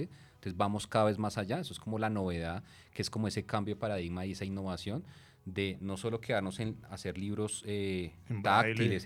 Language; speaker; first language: Spanish; native; Spanish